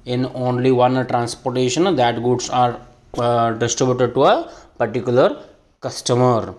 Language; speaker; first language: English; non-native, local second language; Kannada